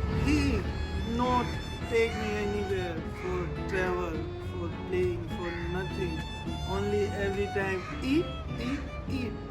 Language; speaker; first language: English; non-native, learner; Hindi